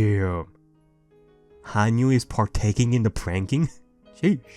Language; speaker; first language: English; native; English